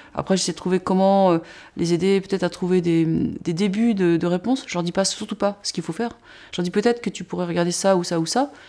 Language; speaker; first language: French; native; French